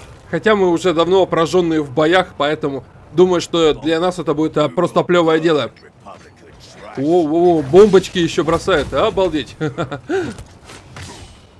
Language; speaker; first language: Russian; native; Russian